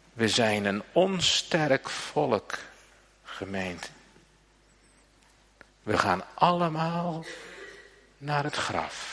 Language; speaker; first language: Dutch; native; Dutch